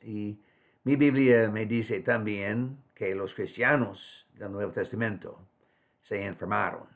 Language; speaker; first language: Spanish; non-native, fluent; English